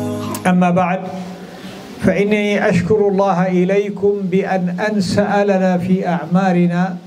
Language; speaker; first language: Arabic; non-native, fluent; Swahili